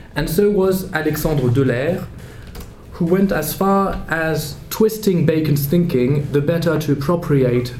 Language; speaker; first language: English; non-native, fluent; French